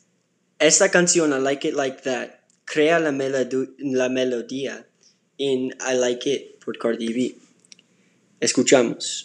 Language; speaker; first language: Spanish; non-native, learner; English